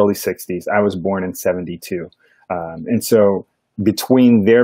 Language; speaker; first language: English; native; English